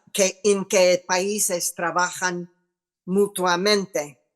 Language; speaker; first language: Spanish; non-native, fluent; English